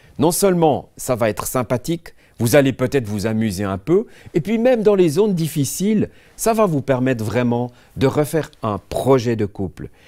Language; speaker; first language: French; native; French